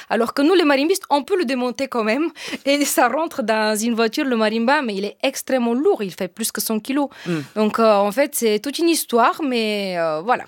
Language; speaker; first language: French; non-native, fluent; Bulgarian